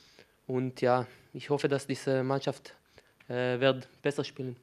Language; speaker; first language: German; non-native, learner; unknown